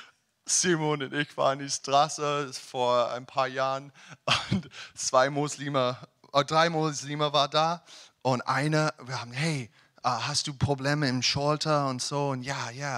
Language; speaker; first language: German; non-native, learner; English